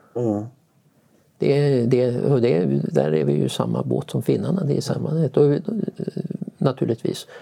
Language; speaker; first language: Swedish; native; Swedish